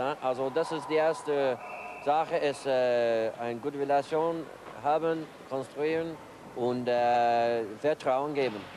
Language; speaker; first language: German; non-native, learner; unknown